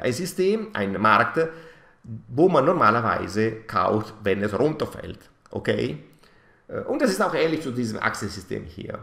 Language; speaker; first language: German; non-native, fluent; Italian